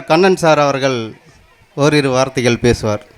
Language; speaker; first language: Tamil; native; Tamil